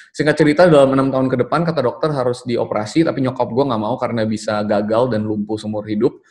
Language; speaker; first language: Indonesian; native; Indonesian